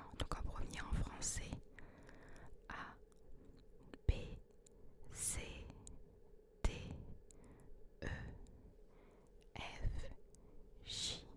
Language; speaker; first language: French; early bilingual, other home language; Turkish